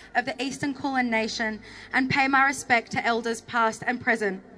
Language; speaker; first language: English; early bilingual, other home language; Arabic